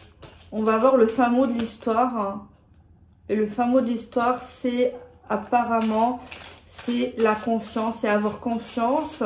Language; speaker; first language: French; native; French